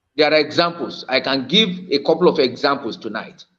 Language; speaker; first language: English; non-native, local second language; Yoruba